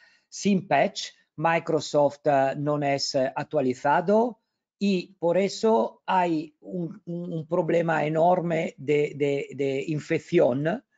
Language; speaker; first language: Spanish; non-native, learner; Italian